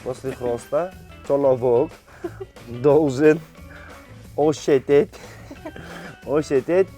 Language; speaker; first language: Russian; native; Russian